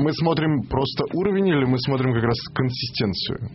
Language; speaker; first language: Russian; native; Russian